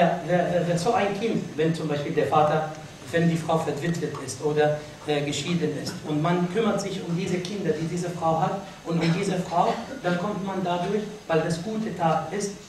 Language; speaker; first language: German; non-native, fluent; Arabic